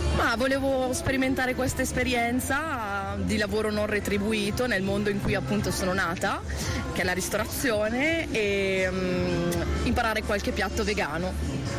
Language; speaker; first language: Italian; non-native, fluent; Portuguese